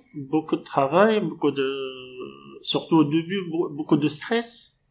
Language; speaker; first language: French; non-native, local second language; Arabic